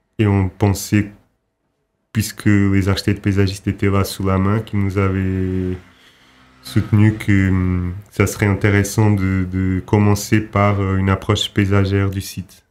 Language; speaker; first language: French; non-native, fluent; Portuguese